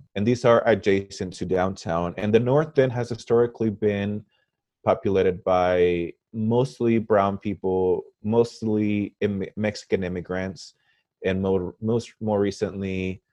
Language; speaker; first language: English; non-native, fluent; Spanish